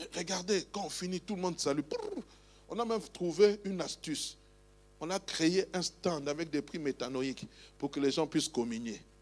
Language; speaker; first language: French; non-native, local second language; Luba-Lulua